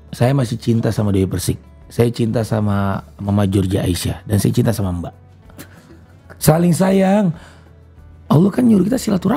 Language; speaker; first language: Indonesian; native; Indonesian